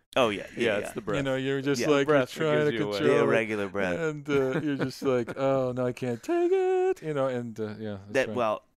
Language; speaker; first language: English; native; English